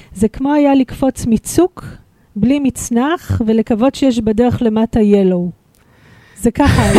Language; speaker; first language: Hebrew; early bilingual, other home language; Russian